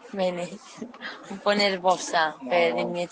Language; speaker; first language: Italian; non-native, learner; Spanish